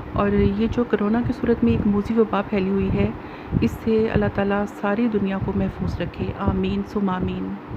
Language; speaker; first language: Urdu; native; Urdu